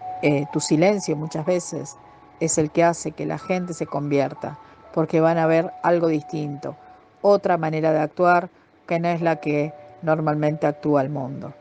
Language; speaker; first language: Spanish; native; Spanish